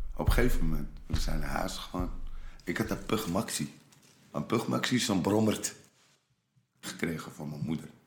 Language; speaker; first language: Dutch; early bilingual, other home language; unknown